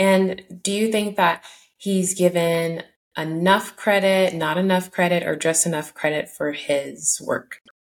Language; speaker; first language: English; early bilingual, other home language; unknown